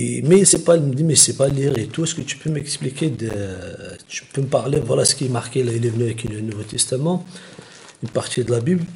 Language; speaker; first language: French; non-native, local second language; Kabyle